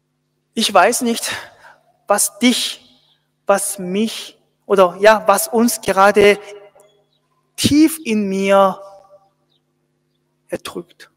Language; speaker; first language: German; non-native, fluent; Korean